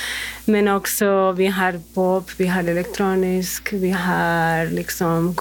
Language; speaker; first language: Swedish; non-native, fluent; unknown